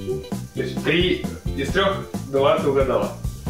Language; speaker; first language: Russian; native; Russian